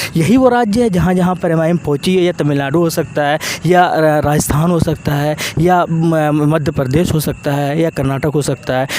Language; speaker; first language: Hindi; native; Hindi